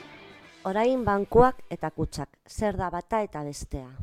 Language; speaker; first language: Basque; non-native, local second language; Spanish